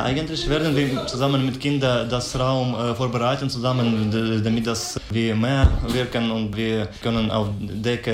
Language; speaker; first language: German; non-native, learner; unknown